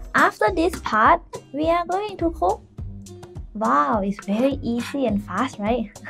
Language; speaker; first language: English; non-native, fluent; Thai